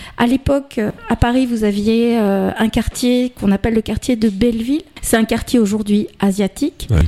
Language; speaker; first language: French; native; French